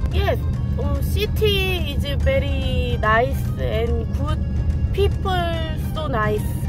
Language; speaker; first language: English; non-native, learner; Korean